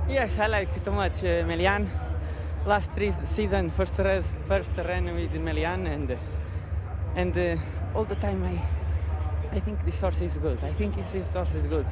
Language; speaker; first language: English; non-native, learner; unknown